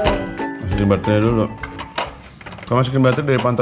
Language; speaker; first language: Indonesian; native; Indonesian